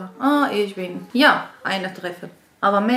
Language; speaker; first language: German; non-native, learner; Arabic